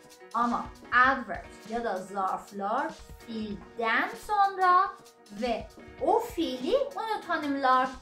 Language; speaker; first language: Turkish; non-native, learner; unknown